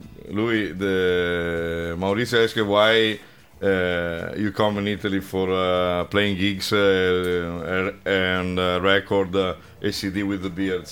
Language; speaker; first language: English; non-native, learner; Italian